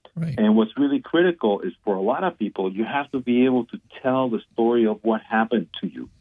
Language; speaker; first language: English; non-native, fluent; Spanish